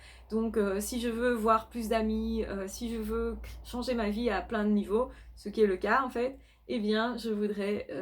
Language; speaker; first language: French; native; French